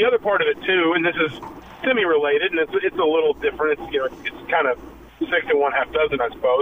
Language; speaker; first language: English; native; English